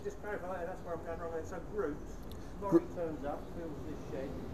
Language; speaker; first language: English; native; English